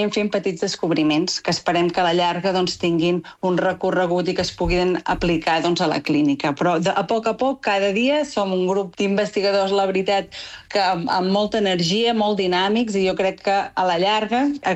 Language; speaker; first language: Catalan; native; Catalan